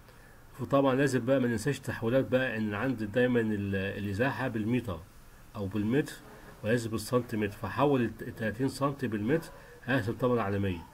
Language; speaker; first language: Arabic; native; Arabic